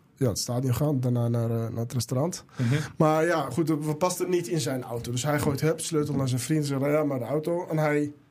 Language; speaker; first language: Dutch; early bilingual, other home language; Arabic